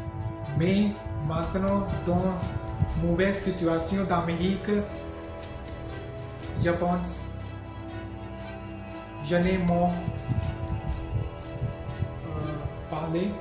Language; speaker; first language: French; non-native, learner; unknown